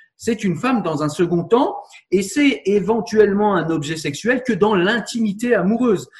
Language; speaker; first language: French; native; French